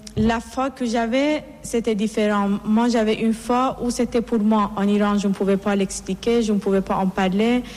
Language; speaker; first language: French; non-native, fluent; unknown